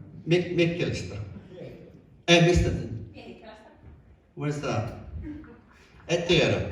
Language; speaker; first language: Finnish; non-native, fluent; English